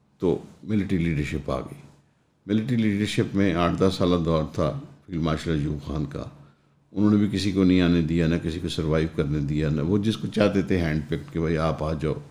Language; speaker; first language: Urdu; non-native, local second language; Punjabi